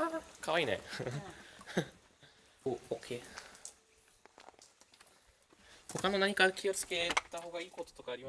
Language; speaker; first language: Japanese; non-native, fluent; German